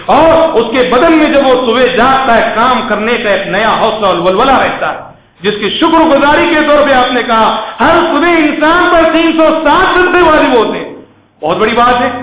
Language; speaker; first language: Urdu; native; Urdu